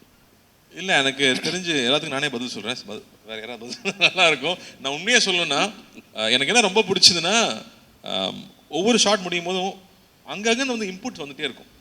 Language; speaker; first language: Tamil; native; Tamil